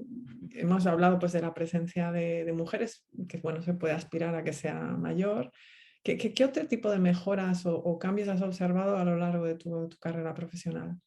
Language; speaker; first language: Spanish; native; Spanish